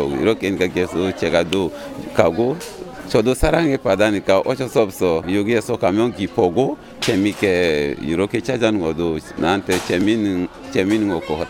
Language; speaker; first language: Korean; non-native, learner; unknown